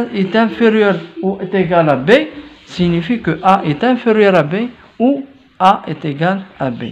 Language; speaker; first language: French; non-native, local second language; Arabic